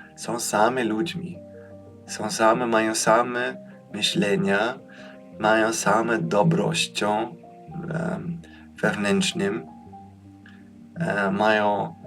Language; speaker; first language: Polish; early bilingual, heritage; Polish